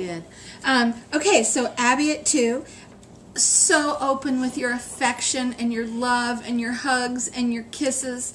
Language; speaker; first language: English; native; English